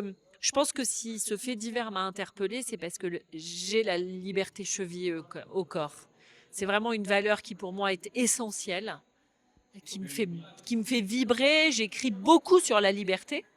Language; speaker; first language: French; native; French